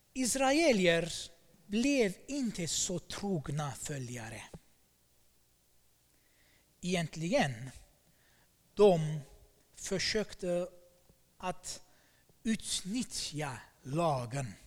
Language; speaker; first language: Swedish; non-native, fluent; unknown